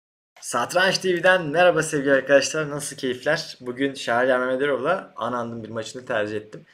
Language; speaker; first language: Turkish; native; Turkish